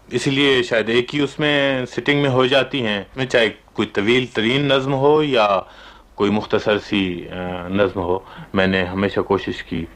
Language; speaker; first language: Urdu; non-native, local second language; Pashto